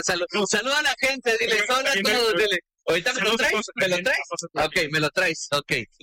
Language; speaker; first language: Spanish; native; Spanish